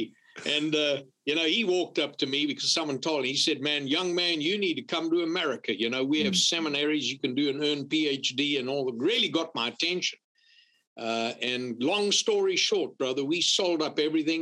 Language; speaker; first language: English; native; English